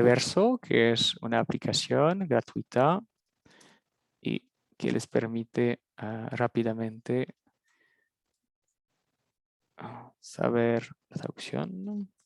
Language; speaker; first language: Spanish; non-native, fluent; French